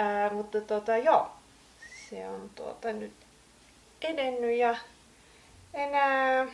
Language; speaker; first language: Finnish; native; Finnish